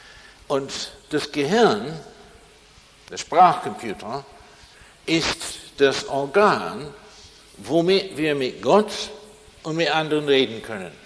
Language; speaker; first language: German; non-native, fluent; English